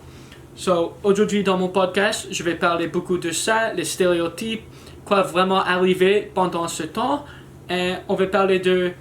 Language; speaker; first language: French; non-native, learner; English